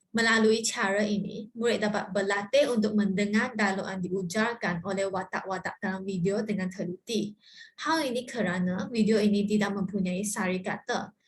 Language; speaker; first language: Malay; non-native, local second language; Chinese